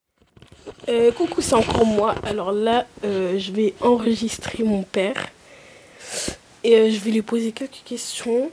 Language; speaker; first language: French; native; French